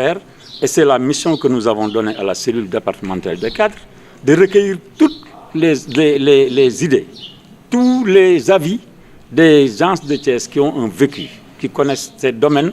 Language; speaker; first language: French; non-native, local second language; Wolof